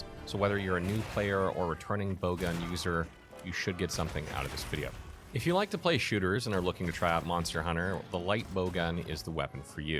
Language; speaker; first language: English; native; English